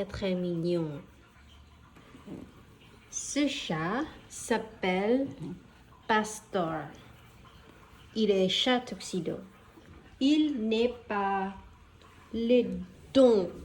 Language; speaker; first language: French; non-native, learner; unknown